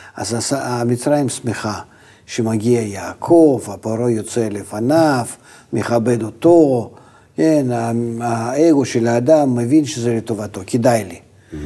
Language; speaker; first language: Hebrew; non-native, fluent; Russian